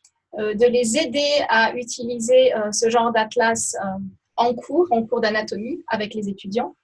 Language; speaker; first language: French; native; French